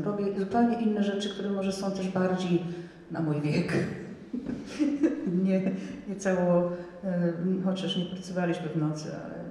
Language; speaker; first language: Polish; non-native, fluent; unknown